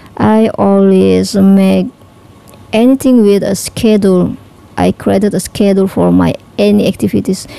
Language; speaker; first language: English; non-native, learner; Indonesian